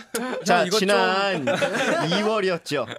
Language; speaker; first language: Korean; native; Korean